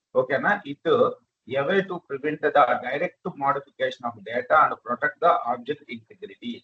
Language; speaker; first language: English; non-native, local second language; Telugu